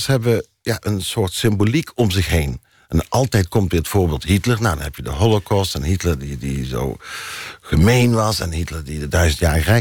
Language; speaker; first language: Dutch; native; Dutch